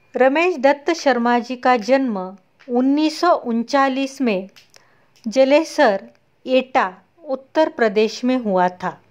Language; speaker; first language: Hindi; non-native, local second language; Marathi